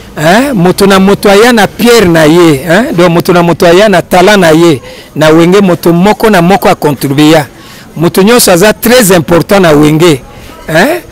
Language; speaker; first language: Lingala; native; Lingala